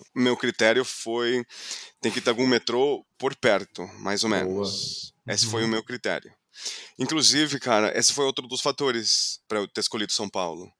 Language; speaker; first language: Portuguese; non-native, fluent; English